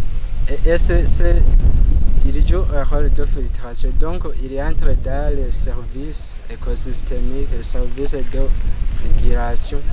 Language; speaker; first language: French; non-native, local second language; Rundi